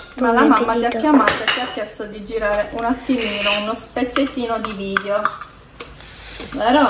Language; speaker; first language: Italian; native; Italian